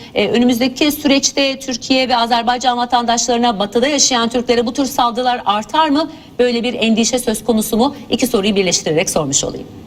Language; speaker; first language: Turkish; native; Turkish